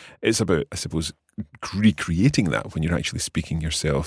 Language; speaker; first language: English; native; English